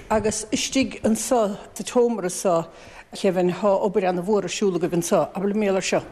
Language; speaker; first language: Irish; native; Irish